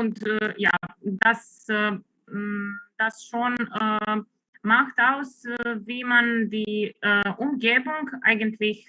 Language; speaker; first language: German; non-native, fluent; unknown